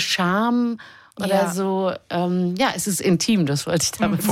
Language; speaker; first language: German; native; German